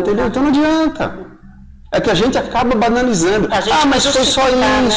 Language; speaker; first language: Portuguese; native; Portuguese